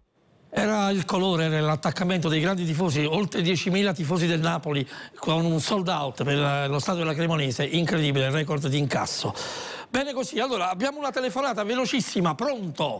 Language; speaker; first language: Italian; native; Italian